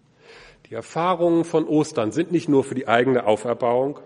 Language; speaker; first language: German; native; German